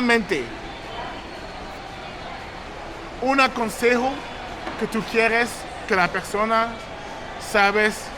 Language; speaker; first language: Spanish; non-native, learner; English